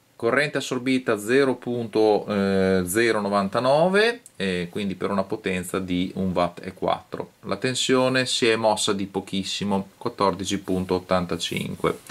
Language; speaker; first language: Italian; native; Italian